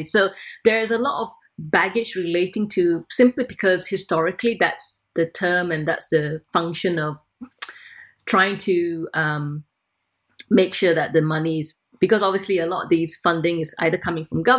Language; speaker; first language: English; non-native, local second language; Cantonese